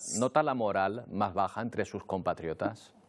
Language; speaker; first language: Spanish; native; Spanish